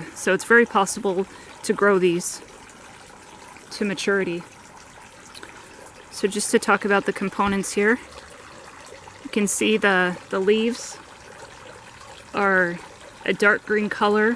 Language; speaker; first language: English; native; English